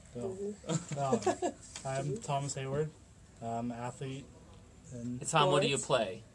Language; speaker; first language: English; native; English